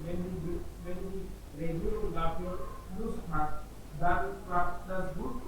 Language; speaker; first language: German; non-native, learner; Hindi